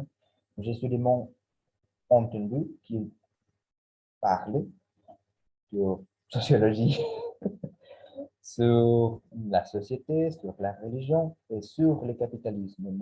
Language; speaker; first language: French; non-native, learner; Spanish